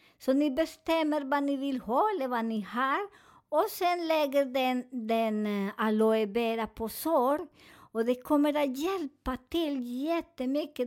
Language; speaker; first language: Swedish; non-native, fluent; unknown